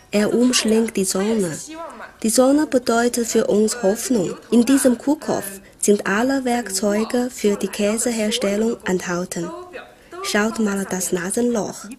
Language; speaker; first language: German; non-native, fluent; Chinese